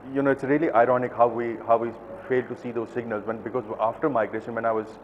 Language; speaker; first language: English; non-native, local second language; Kashmiri